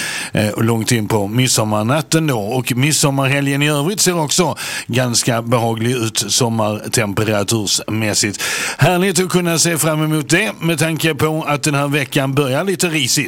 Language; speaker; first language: Swedish; native; Swedish